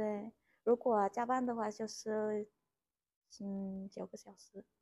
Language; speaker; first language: Chinese; non-native, learner; Vietnamese